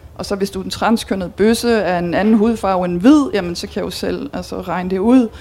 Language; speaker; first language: Danish; early bilingual, heritage; Danish